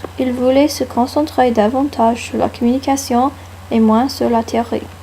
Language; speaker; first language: French; non-native, learner; English